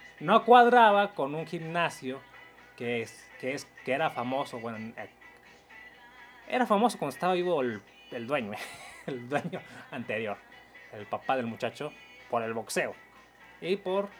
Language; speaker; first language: Spanish; native; Spanish